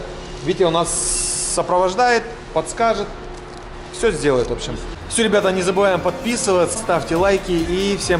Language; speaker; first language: Russian; native; Russian